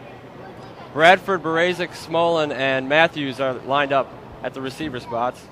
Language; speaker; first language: English; native; English